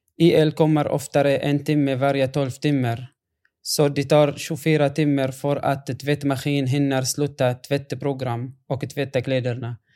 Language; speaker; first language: Swedish; non-native, fluent; Arabic